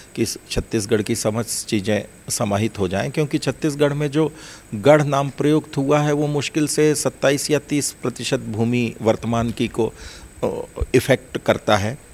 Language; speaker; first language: Hindi; native; Hindi